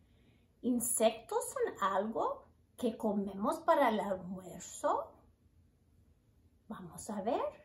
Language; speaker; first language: Spanish; early bilingual, heritage; Spanish